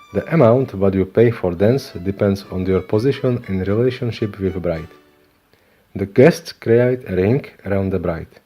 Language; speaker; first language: English; non-native, learner; Slovak